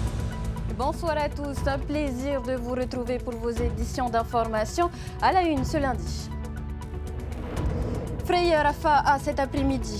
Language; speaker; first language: French; native; French